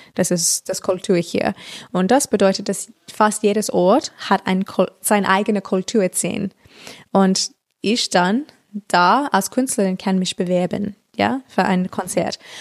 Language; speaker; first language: German; non-native, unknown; English